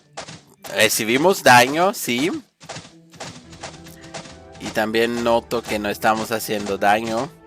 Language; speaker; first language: Spanish; non-native, fluent; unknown